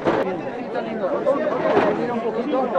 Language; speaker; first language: Spanish; native; Spanish